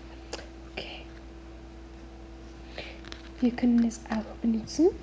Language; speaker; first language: German; non-native, learner; English